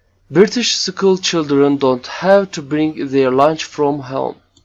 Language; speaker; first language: English; non-native, fluent; Turkish